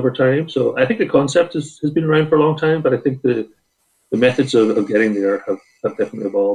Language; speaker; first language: English; native; English